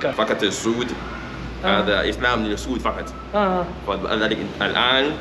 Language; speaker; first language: Arabic; non-native, learner; English